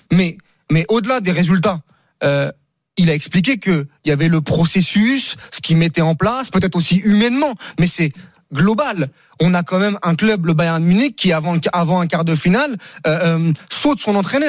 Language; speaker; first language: French; native; French